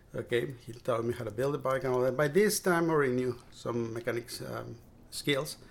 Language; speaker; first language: English; non-native, fluent; Spanish